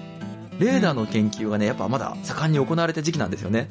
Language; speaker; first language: Japanese; native; Japanese